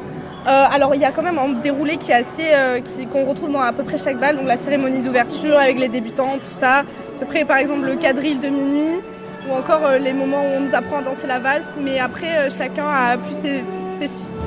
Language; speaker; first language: French; native; French